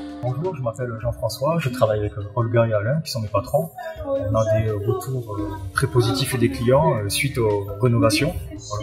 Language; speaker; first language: French; native; French